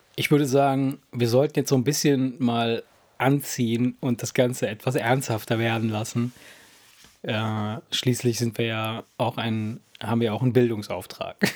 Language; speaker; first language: German; early bilingual, other home language; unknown